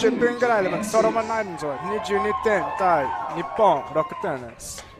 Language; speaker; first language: Japanese; non-native, learner; English